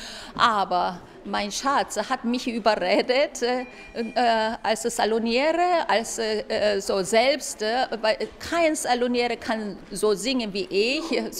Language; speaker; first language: German; non-native, fluent; Korean